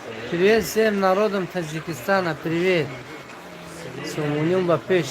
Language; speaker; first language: Russian; non-native, fluent; Tajik